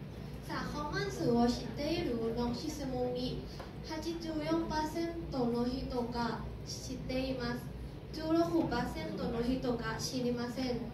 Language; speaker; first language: Japanese; non-native, learner; Thai